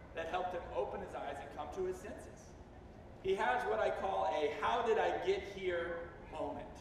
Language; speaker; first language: English; native; English